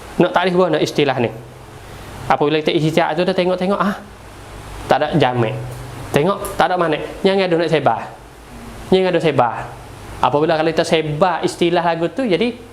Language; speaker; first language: Malay; native; Malay